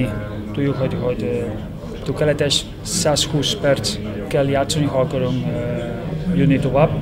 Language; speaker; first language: Hungarian; non-native, learner; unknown